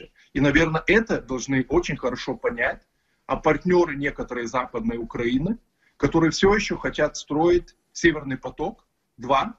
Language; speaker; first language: Russian; non-native, fluent; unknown